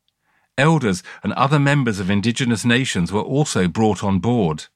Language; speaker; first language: English; native; English